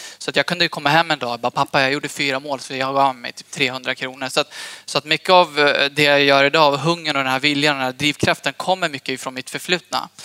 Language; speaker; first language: Swedish; early bilingual, other home language; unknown